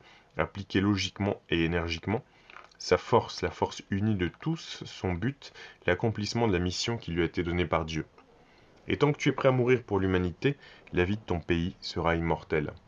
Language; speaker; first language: French; native; French